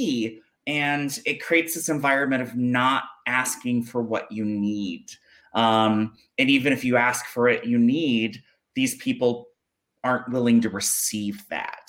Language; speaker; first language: English; native; English